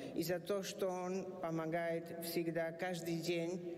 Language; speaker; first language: Russian; non-native, learner; Spanish